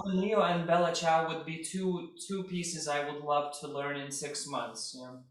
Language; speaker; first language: English; non-native, fluent; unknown